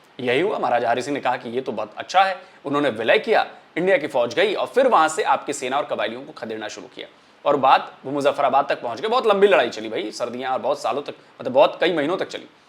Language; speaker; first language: Hindi; native; Hindi